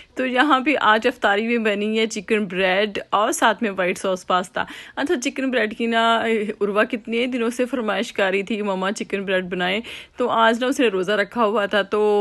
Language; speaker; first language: Urdu; native; Urdu